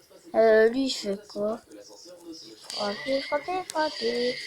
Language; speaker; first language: French; native; French